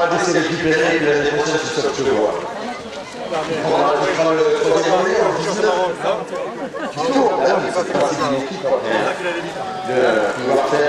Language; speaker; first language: French; native; French